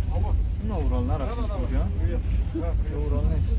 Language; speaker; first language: Russian; non-native, learner; Tajik